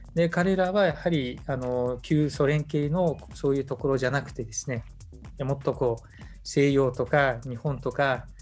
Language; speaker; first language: Japanese; non-native, fluent; Mongolian